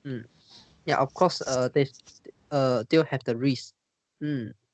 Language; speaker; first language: English; non-native, learner; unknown